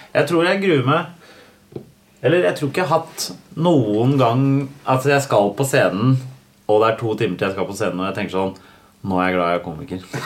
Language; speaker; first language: Norwegian; native; Norwegian